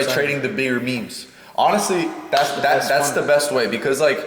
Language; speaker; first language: English; native; English